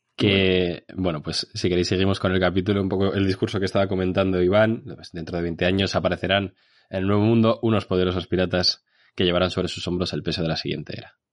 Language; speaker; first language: Spanish; native; Spanish